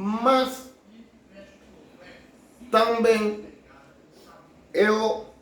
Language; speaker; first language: Portuguese; non-native, learner; Spanish